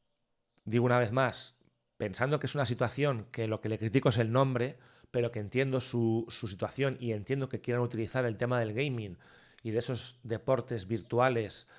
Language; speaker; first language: Spanish; native; Spanish